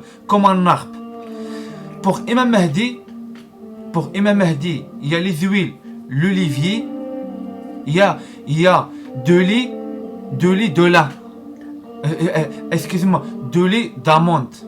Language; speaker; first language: French; non-native, learner; Arabic